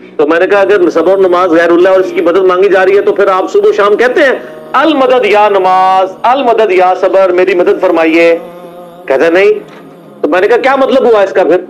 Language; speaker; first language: Urdu; non-native, local second language; Punjabi